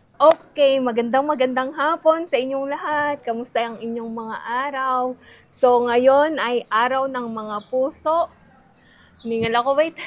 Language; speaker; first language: Filipino; native; Filipino